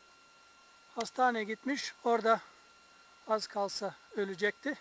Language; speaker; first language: Turkish; non-native, fluent; English